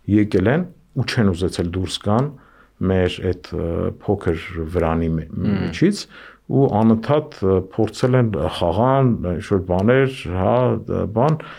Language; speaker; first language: Armenian; native; Armenian